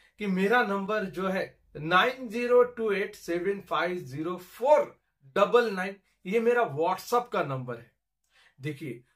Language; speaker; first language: Hindi; non-native, local second language; Marathi